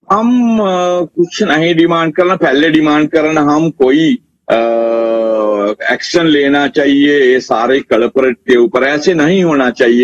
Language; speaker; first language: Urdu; non-native, learner; Sinhala